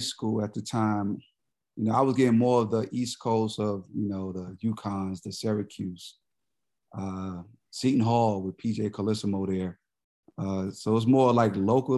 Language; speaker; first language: English; native; English